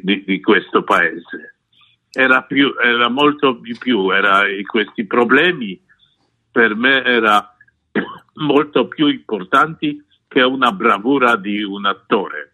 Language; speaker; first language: Italian; non-native, fluent; Polish